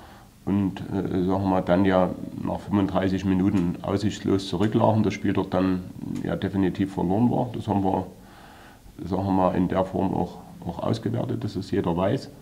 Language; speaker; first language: German; native; German